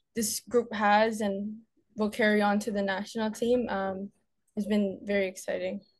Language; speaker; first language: English; native; English